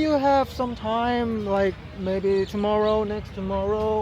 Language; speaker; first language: English; non-native, learner; Korean